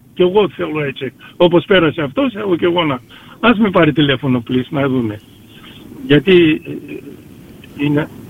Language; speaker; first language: Greek; non-native, fluent; Russian